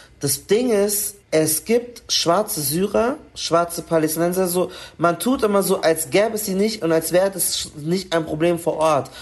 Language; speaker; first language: German; early bilingual, other home language; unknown